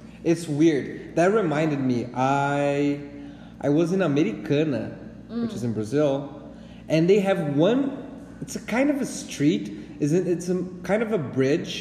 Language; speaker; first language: English; non-native, fluent; Portuguese